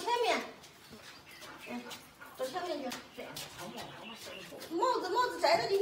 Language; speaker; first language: Chinese; native; Chinese